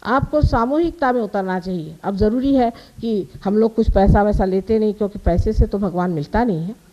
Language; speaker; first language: Hindi; non-native, local second language; Marathi